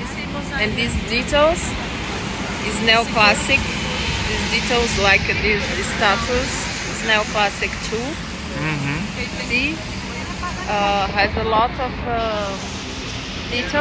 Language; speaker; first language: English; non-native, learner; Portuguese